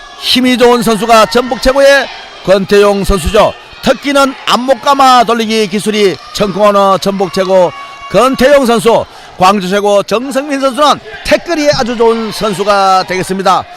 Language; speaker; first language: Korean; native; Korean